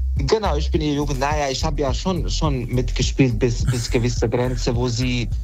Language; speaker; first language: German; non-native, fluent; Bosnian